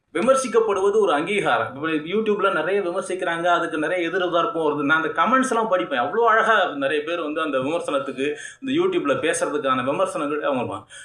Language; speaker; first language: Tamil; native; Tamil